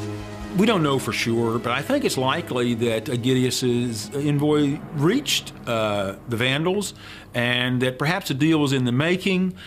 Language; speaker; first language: English; native; English